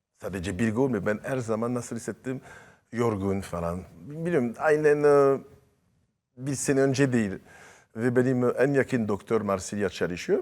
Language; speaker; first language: Turkish; non-native, learner; French